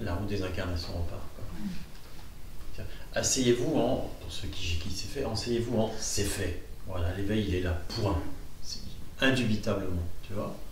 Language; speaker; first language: French; native; French